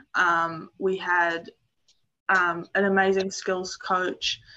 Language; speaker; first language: English; native; English